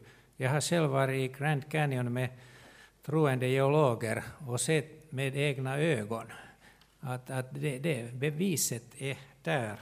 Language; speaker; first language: Swedish; non-native, local second language; Finnish